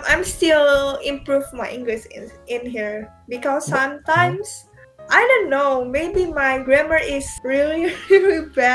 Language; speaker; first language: English; non-native, learner; Indonesian